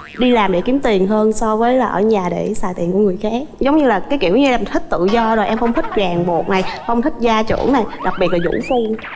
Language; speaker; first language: Vietnamese; native; Vietnamese